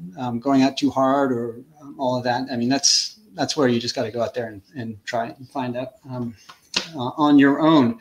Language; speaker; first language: English; native; English